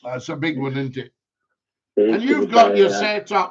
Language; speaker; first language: English; native; English